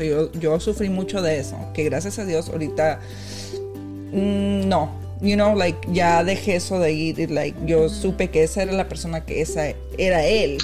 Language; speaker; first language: Spanish; early bilingual, heritage; Spanish